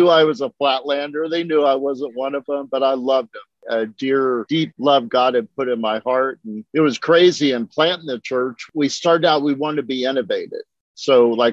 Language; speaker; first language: English; native; English